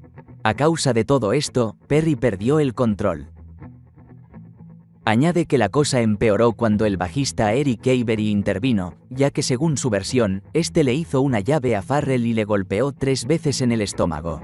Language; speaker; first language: Spanish; native; Spanish